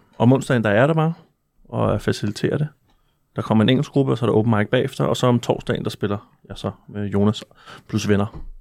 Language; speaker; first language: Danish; native; Danish